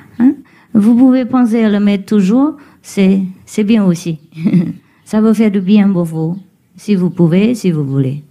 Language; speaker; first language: French; non-native, learner; Vietnamese